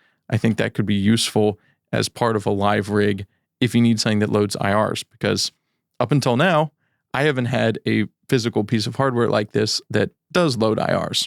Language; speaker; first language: English; native; English